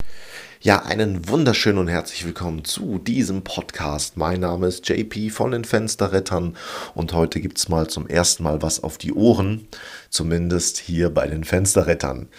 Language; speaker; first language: German; native; German